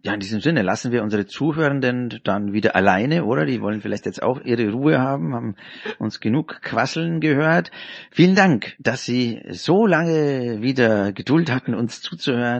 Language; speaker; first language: German; native; German